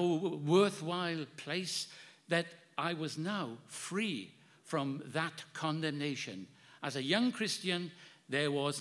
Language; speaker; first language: English; native; English